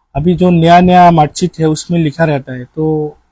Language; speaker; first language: Hindi; non-native, local second language; Assamese